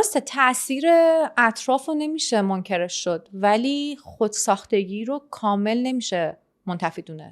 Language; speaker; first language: Persian; native; Persian